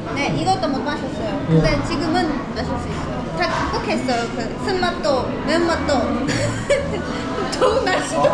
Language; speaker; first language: Korean; non-native, fluent; Armenian